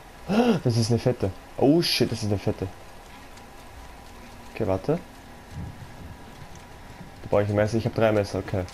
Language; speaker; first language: German; native; German